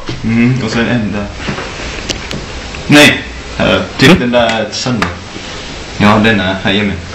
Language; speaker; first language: Swedish; native; Swedish